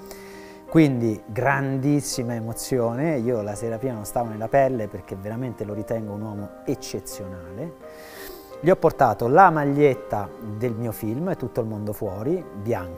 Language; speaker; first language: Italian; native; Italian